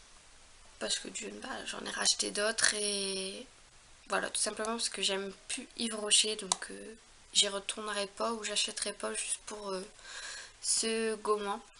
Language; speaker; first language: French; native; French